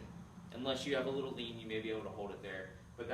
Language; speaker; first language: English; native; English